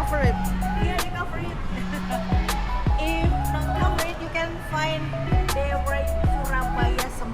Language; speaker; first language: English; non-native, learner; Indonesian